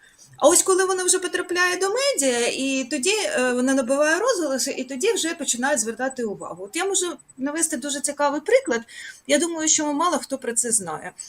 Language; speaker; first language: Ukrainian; native; Ukrainian